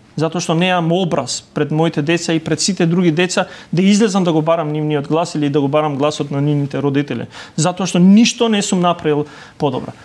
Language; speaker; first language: Macedonian; non-native, local second language; Albanian